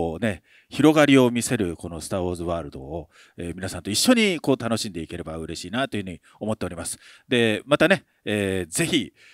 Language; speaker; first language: Japanese; native; Japanese